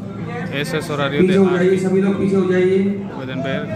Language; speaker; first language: Spanish; non-native, learner; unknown